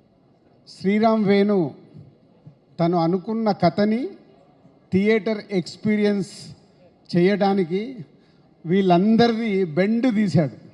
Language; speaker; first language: Telugu; native; Telugu